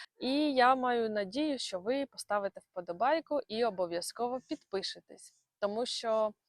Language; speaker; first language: Ukrainian; non-native, local second language; Russian